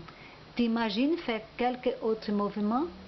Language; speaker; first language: French; non-native, learner; Portuguese